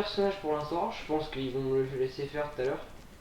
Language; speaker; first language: French; native; French